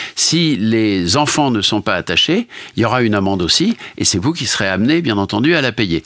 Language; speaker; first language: French; native; French